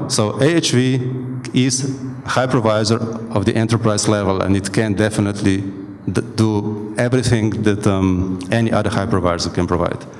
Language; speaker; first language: English; non-native, fluent; Slovenian